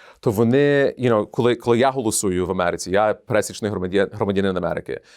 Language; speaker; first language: Ukrainian; early bilingual, heritage; Ukrainian